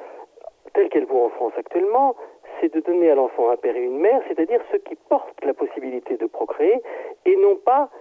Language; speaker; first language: French; native; French